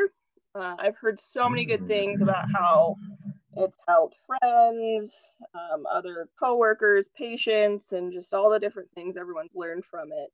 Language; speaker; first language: English; native; English